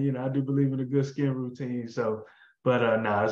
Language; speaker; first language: English; native; English